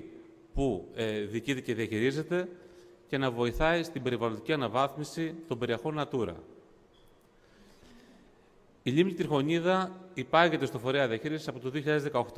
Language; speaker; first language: Greek; native; Greek